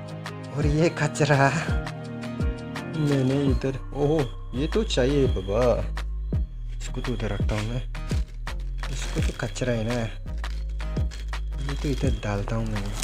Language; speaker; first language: Hindi; non-native, local second language; Bodo